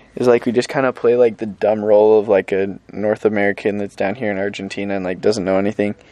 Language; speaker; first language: English; native; English